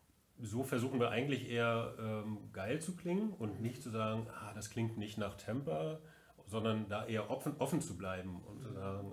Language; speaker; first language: German; native; German